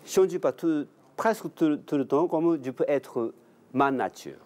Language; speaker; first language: French; non-native, learner; Japanese